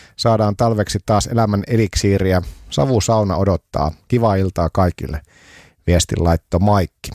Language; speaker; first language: Finnish; native; Finnish